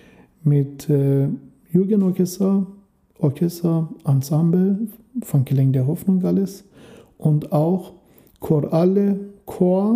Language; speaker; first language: German; non-native, learner; Persian